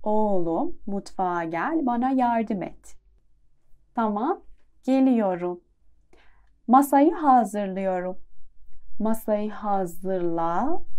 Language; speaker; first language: Turkish; non-native, fluent; Persian